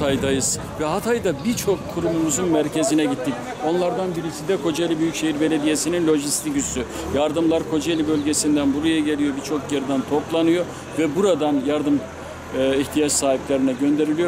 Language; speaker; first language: Turkish; native; Turkish